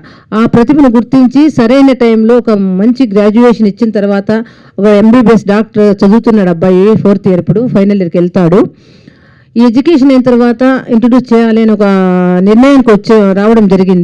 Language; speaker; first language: Telugu; native; Telugu